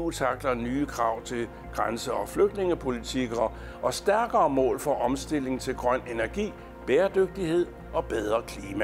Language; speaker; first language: Danish; native; Danish